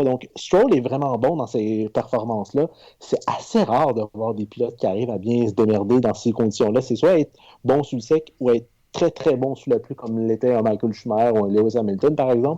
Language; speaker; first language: French; native; French